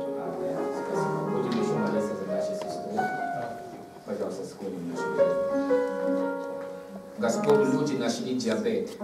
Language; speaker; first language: Russian; non-native, fluent; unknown